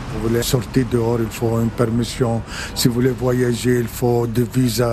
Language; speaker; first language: French; non-native, fluent; Arabic